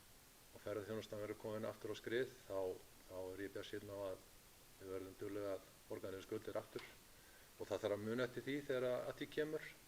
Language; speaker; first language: Icelandic; native; Icelandic